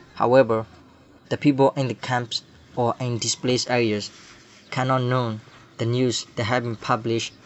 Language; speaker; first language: English; non-native, learner; Burmese